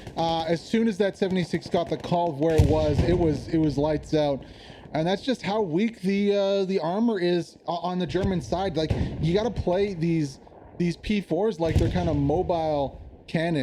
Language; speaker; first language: English; native; English